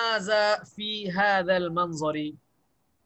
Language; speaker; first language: Arabic; non-native, fluent; Bangla